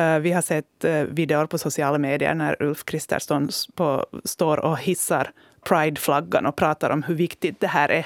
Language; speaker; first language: Swedish; native; Swedish